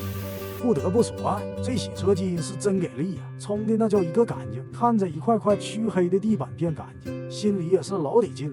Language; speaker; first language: Chinese; native; Chinese